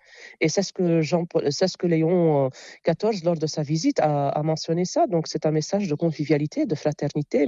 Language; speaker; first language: French; non-native, local second language; Arabic